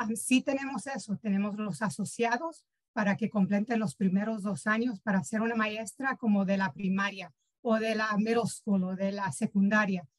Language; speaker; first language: Spanish; early bilingual, heritage; Spanish